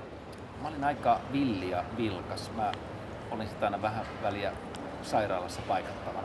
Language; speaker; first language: Finnish; native; Finnish